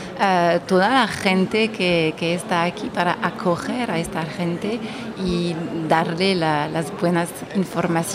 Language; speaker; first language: Spanish; non-native, fluent; French